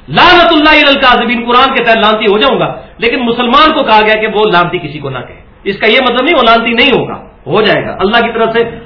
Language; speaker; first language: Urdu; non-native, local second language; Punjabi